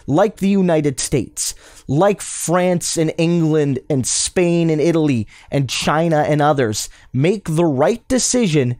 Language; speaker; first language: English; native; English